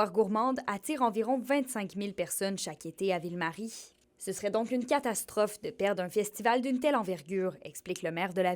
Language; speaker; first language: French; native; French